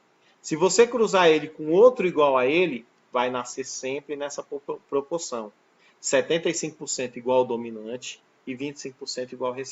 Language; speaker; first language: Portuguese; native; Portuguese